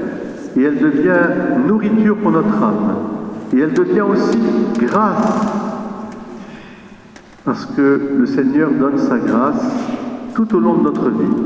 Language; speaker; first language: French; native; French